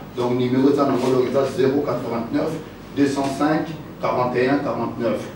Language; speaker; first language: French; non-native, local second language; Lingala